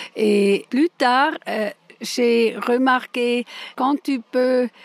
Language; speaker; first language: French; non-native, learner; Swiss German